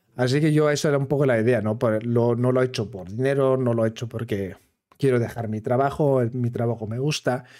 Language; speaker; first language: Spanish; non-native, fluent; German